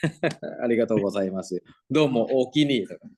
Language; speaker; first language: Japanese; non-native, learner; Thai